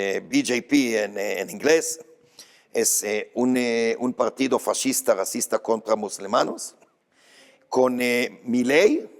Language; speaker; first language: Spanish; non-native, fluent; Hebrew